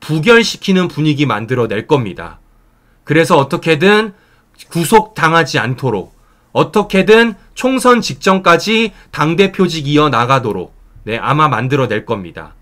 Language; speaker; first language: Korean; native; Korean